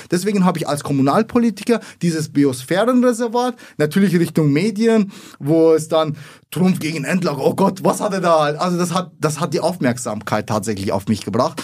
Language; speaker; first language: German; early bilingual, other home language; Arabic